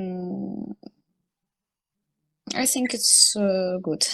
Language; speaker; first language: English; non-native, learner; Russian